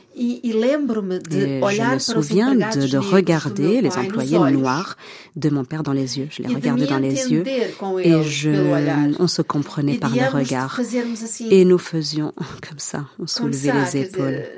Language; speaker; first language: French; non-native, fluent; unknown